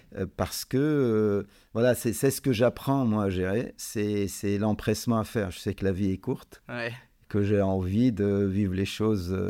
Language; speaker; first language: French; non-native, local second language; Arabic